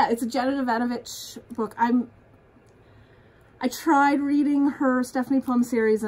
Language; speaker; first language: English; native; English